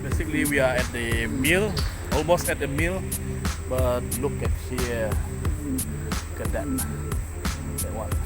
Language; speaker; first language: English; non-native, local second language; Malay